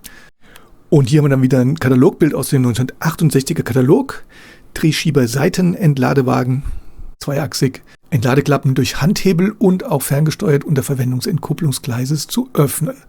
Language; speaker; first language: German; native; German